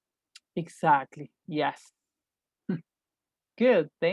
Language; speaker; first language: English; non-native, fluent; Spanish